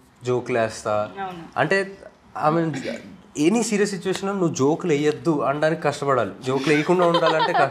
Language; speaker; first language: Telugu; native; Telugu